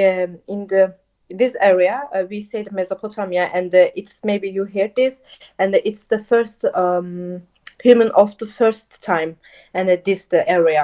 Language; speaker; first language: English; non-native, local second language; Turkish